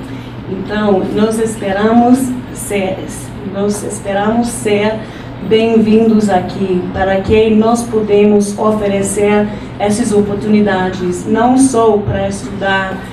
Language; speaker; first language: Portuguese; non-native, fluent; English